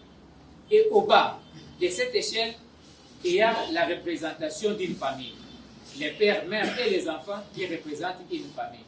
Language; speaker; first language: French; non-native, local second language; Lingala